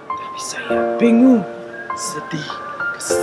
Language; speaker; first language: Indonesian; non-native, learner; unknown